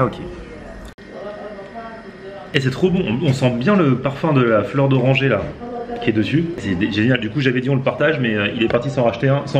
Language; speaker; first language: French; native; French